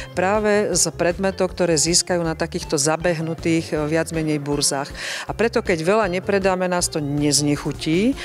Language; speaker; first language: Slovak; native; Slovak